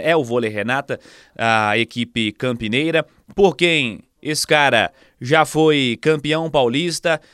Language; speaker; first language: Portuguese; native; Portuguese